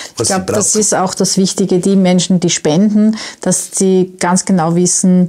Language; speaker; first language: German; native; German